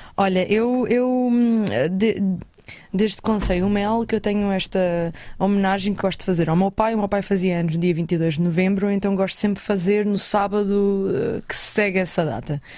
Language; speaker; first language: Portuguese; native; Portuguese